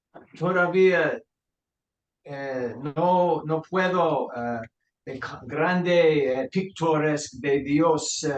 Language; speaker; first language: Spanish; non-native, learner; English